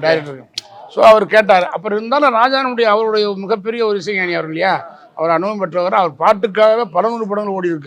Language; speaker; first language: Tamil; native; Tamil